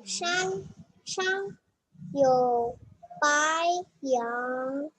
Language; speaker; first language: Chinese; non-native, learner; Indonesian